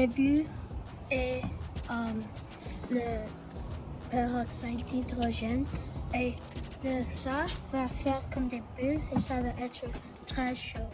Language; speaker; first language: French; non-native, learner; English